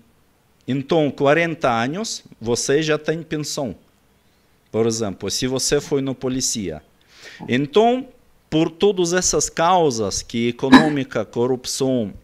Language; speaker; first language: Portuguese; non-native, learner; Russian